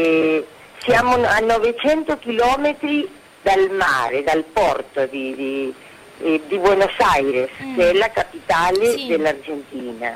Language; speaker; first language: Italian; native; Italian